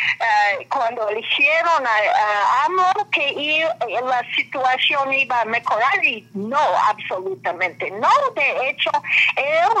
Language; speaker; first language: Spanish; non-native, fluent; English